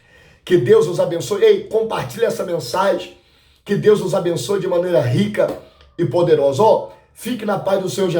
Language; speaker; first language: Portuguese; native; Portuguese